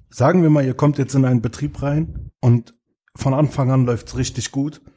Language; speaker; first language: German; native; German